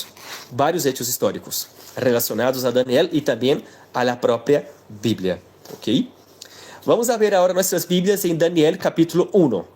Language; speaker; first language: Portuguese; non-native, fluent; Spanish